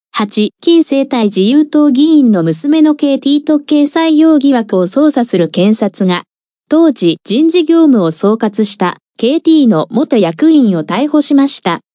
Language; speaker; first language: Japanese; non-native, fluent; Korean